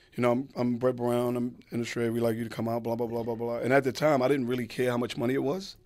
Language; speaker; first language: English; native; English